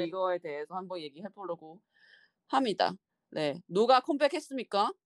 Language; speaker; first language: Korean; non-native, fluent; Chinese